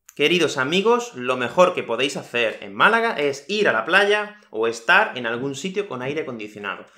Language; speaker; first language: Spanish; native; Spanish